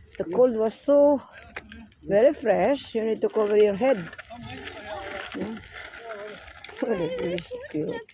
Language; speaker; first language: English; non-native, learner; Filipino